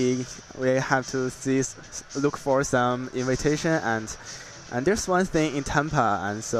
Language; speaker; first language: English; non-native, learner; Chinese